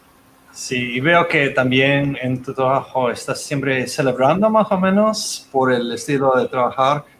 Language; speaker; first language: Spanish; non-native, fluent; English